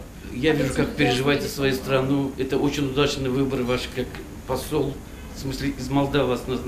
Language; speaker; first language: Russian; non-native, fluent; Turkish